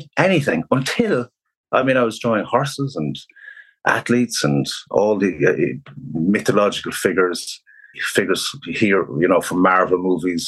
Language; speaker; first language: English; native; English